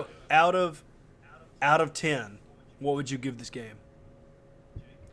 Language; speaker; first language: English; native; English